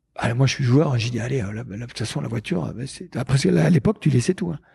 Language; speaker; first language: French; native; French